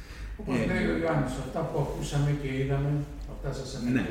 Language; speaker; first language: Greek; native; Greek